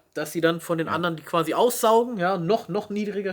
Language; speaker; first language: German; native; German